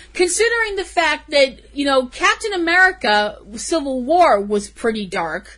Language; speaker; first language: English; native; English